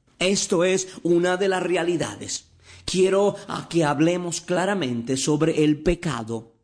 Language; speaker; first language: Spanish; native; Spanish